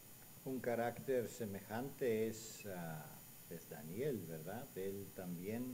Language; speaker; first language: Spanish; non-native, fluent; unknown